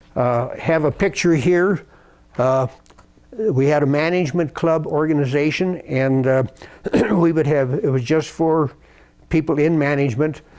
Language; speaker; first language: English; native; English